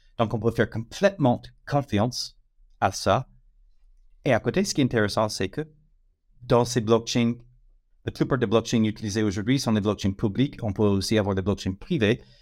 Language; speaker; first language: French; non-native, fluent; English